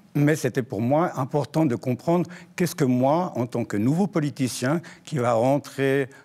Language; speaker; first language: French; native; French